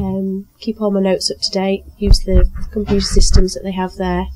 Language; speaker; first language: English; native; English